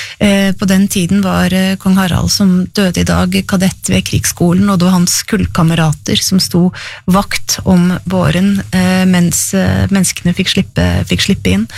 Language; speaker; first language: Norwegian; native; Norwegian